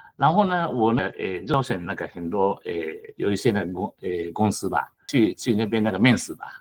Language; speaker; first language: Chinese; non-native, fluent; Japanese